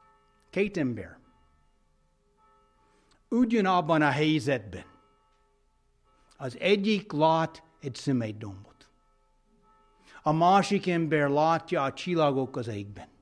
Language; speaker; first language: Hungarian; non-native, fluent; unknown